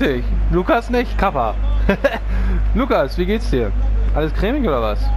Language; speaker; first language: German; native; German